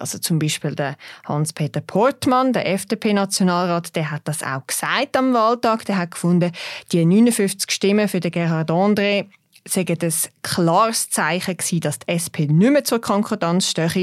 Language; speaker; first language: German; native; German